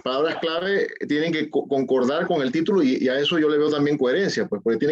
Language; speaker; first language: Spanish; native; Spanish